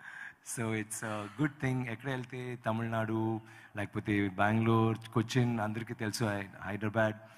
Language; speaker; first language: Telugu; non-native, learner; Tamil